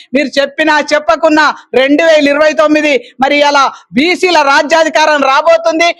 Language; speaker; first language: Telugu; native; Telugu